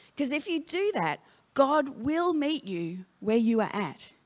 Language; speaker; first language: English; native; English